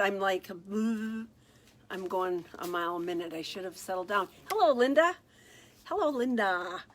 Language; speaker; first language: English; native; English